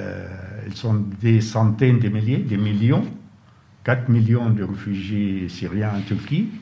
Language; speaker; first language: French; non-native, fluent; Arabic